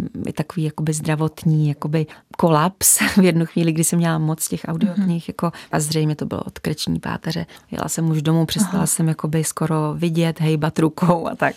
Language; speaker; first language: Czech; native; Czech